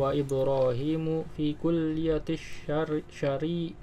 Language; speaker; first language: Arabic; non-native, learner; Indonesian